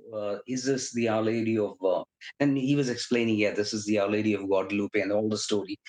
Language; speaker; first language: English; non-native, local second language; Malayalam